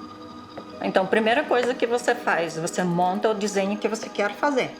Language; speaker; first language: Portuguese; non-native, local second language; Russian